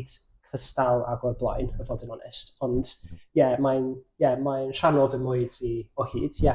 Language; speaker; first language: Welsh; non-native, fluent; English